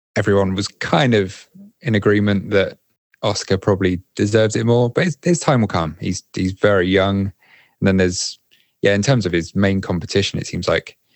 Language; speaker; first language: English; native; English